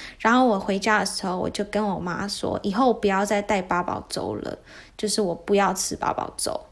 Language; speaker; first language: Chinese; early bilingual, heritage; Chinese